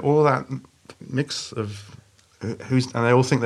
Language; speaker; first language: English; native; English